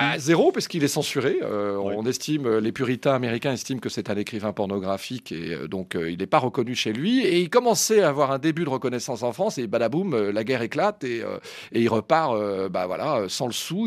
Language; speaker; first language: French; native; French